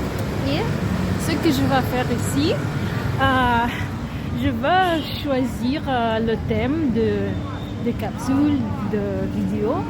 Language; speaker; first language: French; non-native, learner; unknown